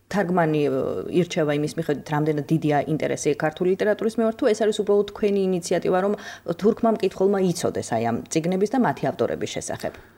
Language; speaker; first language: Georgian; native; Georgian